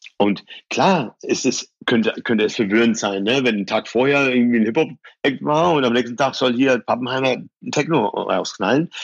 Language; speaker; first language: German; early bilingual, other home language; Persian